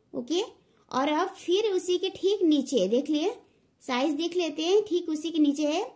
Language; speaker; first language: Hindi; native; Hindi